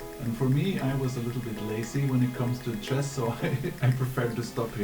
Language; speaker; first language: English; non-native, fluent; Norwegian